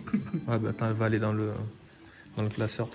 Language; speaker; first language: French; native; French